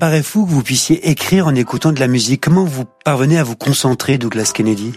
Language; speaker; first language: French; native; French